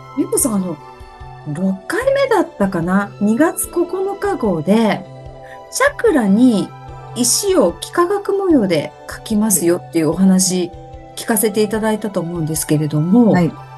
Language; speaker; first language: Japanese; native; Japanese